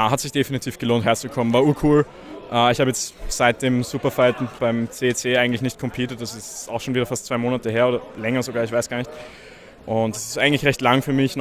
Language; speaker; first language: German; native; German